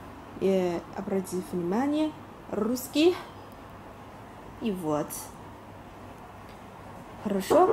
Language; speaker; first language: Russian; non-native, learner; Chinese